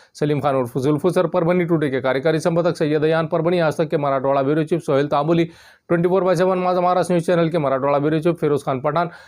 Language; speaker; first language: Hindi; non-native, local second language; Urdu